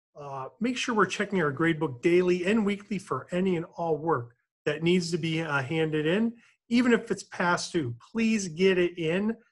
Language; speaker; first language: English; native; English